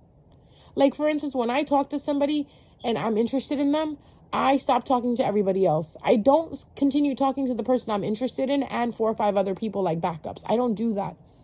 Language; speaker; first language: English; native; English